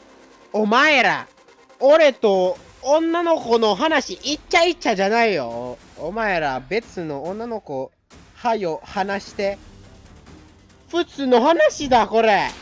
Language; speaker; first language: Japanese; non-native, learner; Filipino